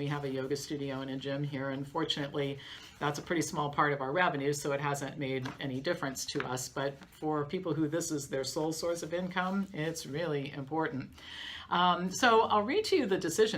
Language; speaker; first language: English; native; English